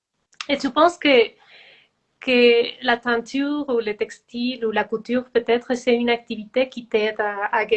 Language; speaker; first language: French; non-native, fluent; Spanish